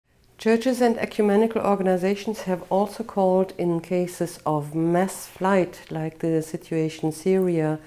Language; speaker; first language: English; non-native, fluent; German